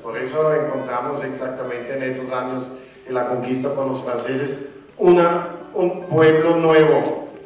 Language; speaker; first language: Spanish; non-native, fluent; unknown